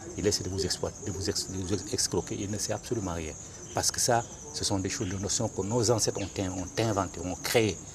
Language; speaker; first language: French; non-native, local second language; Bambara